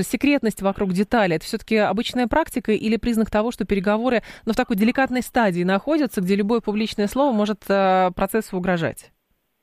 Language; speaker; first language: Russian; native; Russian